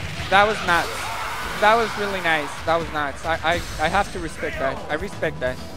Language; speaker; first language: English; non-native, learner; Spanish